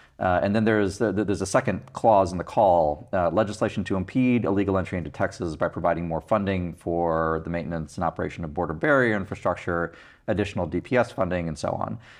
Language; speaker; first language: English; native; English